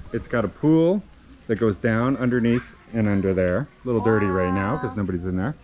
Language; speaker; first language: English; native; English